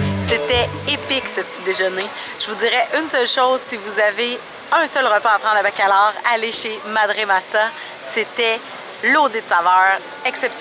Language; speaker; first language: French; native; French